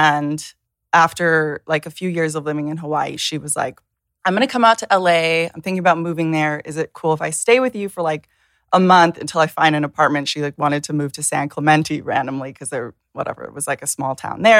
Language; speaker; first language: English; native; English